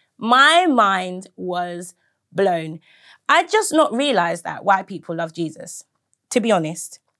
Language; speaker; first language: English; native; English